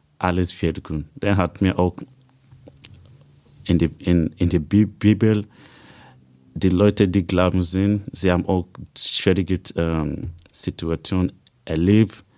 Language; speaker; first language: German; non-native, learner; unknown